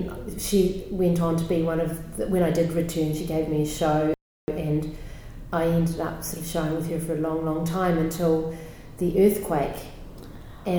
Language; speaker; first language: English; native; English